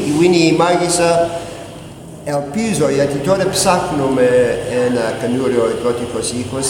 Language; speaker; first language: Greek; non-native, learner; English